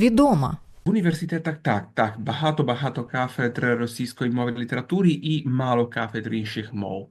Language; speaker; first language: Ukrainian; non-native, fluent; Italian